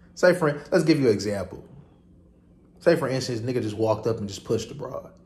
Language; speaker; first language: English; native; English